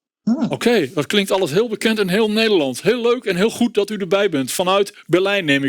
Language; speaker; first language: Dutch; native; Dutch